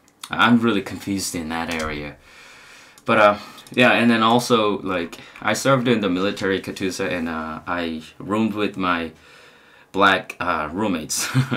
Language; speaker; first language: English; non-native, fluent; Korean